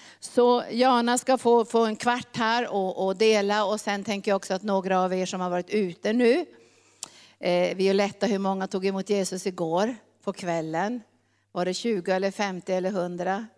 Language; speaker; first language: Swedish; native; Swedish